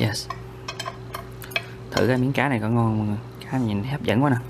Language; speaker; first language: Vietnamese; native; Vietnamese